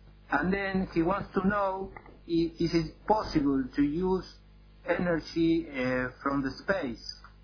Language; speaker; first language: English; non-native, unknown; Spanish